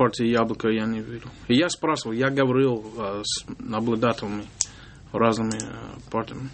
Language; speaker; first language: Russian; non-native, learner; English